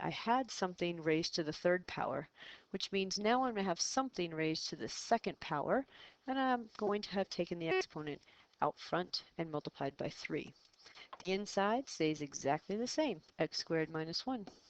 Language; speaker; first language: English; native; English